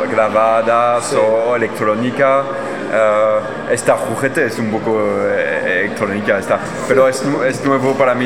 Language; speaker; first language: Spanish; non-native, learner; French